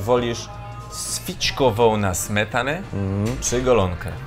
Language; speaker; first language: Polish; native; Polish